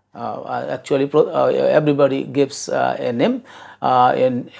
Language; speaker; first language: English; non-native, local second language; Bangla